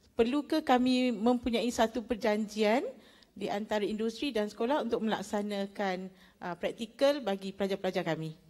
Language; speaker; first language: Malay; native; Malay